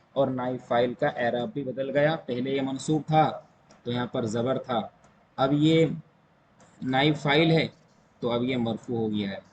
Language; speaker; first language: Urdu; native; Urdu